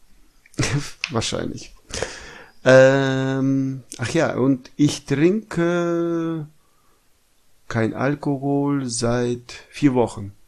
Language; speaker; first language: German; early bilingual, other home language; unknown